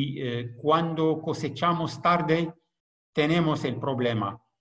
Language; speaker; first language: Spanish; non-native, fluent; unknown